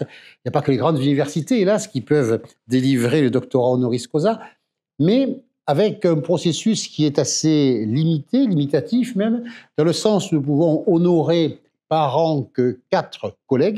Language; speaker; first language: French; native; French